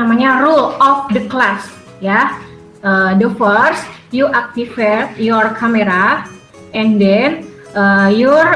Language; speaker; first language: English; non-native, learner; Indonesian